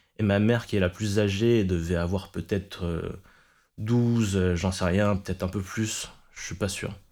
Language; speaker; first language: French; early bilingual, other home language; Cantonese